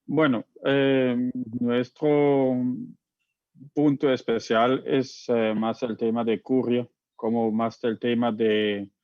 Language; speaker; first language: Spanish; non-native, fluent; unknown